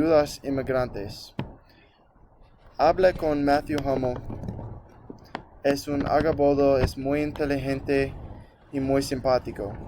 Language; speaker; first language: Spanish; non-native, learner; English